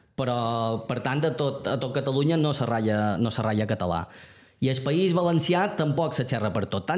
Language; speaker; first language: Catalan; native; Catalan